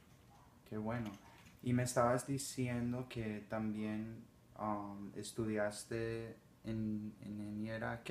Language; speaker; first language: Spanish; early bilingual, heritage; Spanish